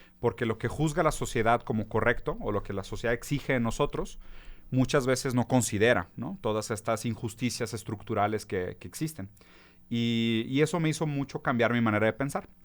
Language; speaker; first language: Spanish; early bilingual, other home language; Portuguese